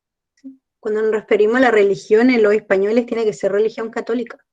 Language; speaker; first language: Spanish; native; Spanish